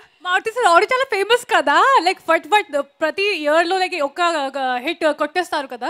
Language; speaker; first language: Telugu; non-native, learner; Hindi